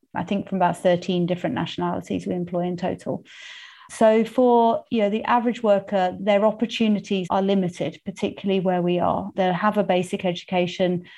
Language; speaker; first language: English; native; English